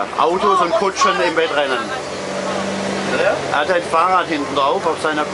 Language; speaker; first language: German; native; German